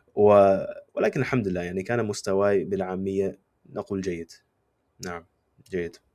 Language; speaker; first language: Arabic; non-native, fluent; English